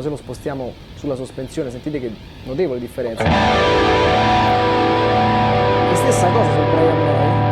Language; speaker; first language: Italian; native; Italian